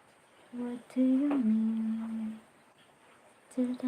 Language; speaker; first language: English; non-native, learner; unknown